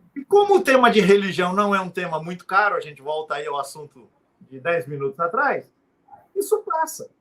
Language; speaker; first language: Portuguese; native; Portuguese